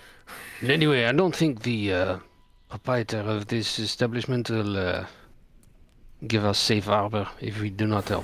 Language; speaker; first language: English; non-native, fluent; French